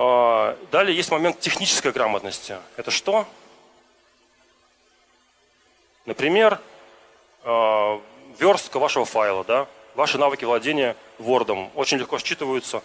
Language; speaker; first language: Russian; native; Russian